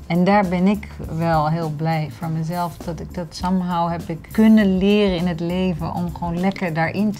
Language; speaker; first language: Dutch; native; Dutch